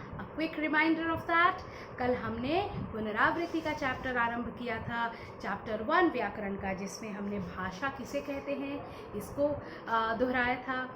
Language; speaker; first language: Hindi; non-native, local second language; Bangla